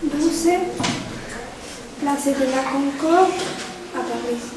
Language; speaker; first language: French; non-native, learner; Catalan